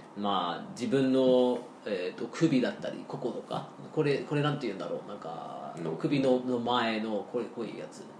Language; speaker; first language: Japanese; non-native, fluent; English